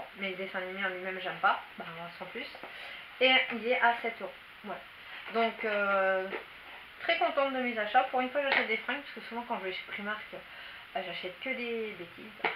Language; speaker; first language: French; native; French